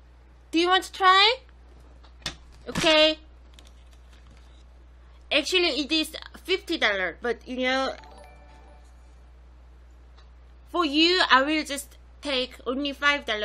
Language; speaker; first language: English; non-native, local second language; Korean